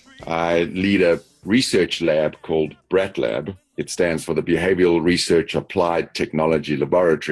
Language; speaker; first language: English; native; English